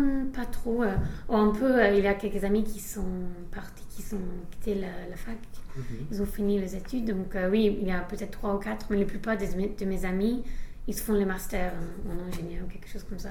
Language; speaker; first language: French; non-native, fluent; English